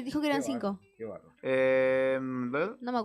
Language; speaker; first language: Spanish; native; Spanish